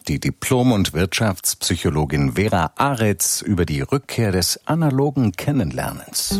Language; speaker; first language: German; native; German